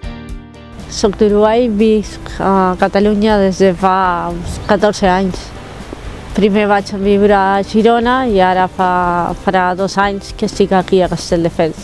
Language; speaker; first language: Catalan; non-native, fluent; Spanish